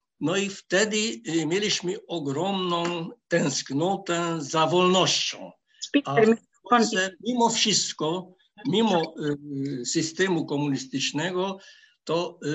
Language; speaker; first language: Polish; non-native, fluent; Hungarian